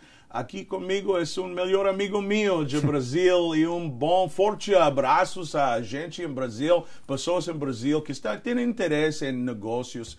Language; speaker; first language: Portuguese; non-native, learner; Spanish